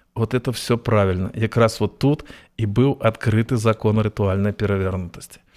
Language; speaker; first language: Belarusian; native; Belarusian